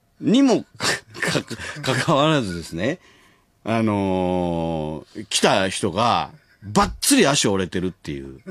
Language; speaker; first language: Japanese; native; Japanese